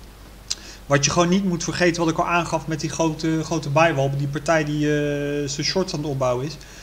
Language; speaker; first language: Dutch; native; Dutch